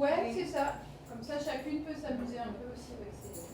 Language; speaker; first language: French; native; French